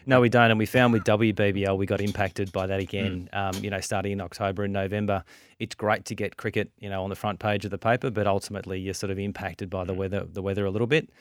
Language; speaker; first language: English; native; English